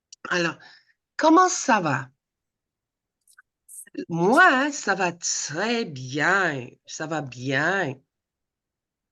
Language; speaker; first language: French; non-native, fluent; English